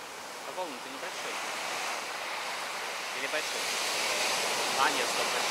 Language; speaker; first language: Russian; native; Russian